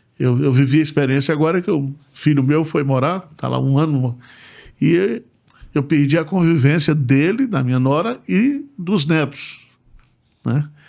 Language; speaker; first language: Portuguese; native; Portuguese